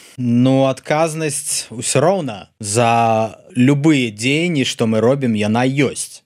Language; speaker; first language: Belarusian; non-native, local second language; Russian